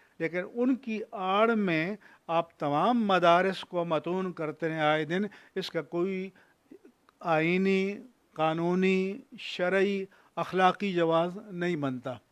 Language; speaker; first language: Urdu; non-native, local second language; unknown